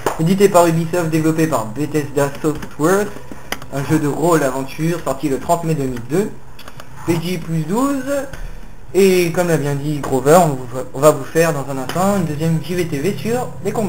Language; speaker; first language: French; native; French